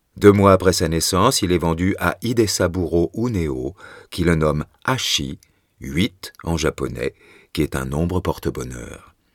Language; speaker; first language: French; native; French